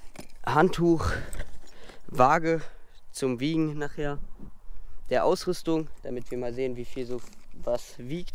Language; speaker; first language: German; native; German